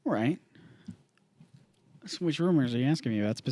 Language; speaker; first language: English; native; English